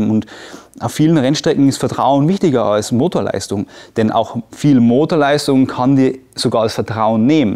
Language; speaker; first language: German; native; German